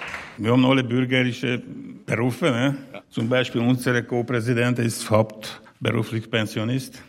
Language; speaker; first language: German; non-native, learner; Hungarian